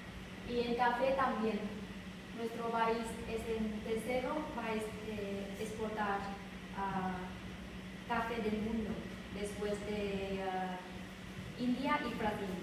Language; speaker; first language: Spanish; non-native, learner; Vietnamese